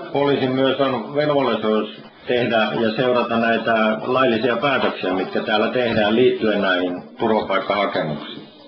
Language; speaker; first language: Finnish; native; Finnish